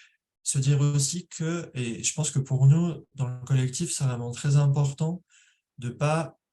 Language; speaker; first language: French; native; French